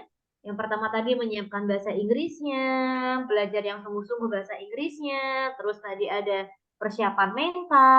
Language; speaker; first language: Indonesian; native; Indonesian